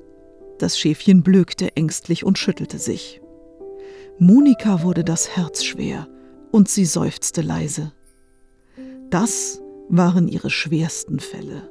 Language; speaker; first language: German; native; German